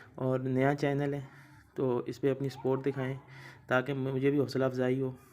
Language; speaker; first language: Urdu; non-native, local second language; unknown